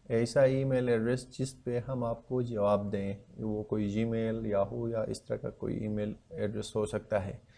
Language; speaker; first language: Urdu; non-native, local second language; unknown